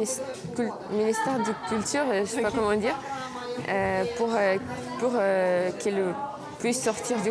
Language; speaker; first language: French; non-native, fluent; Ukrainian